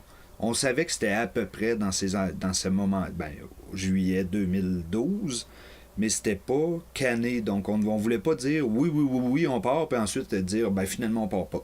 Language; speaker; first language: French; native; French